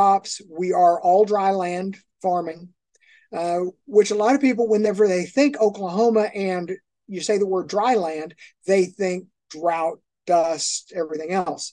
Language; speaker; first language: English; native; English